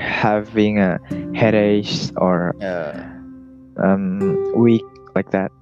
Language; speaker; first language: English; non-native, learner; Indonesian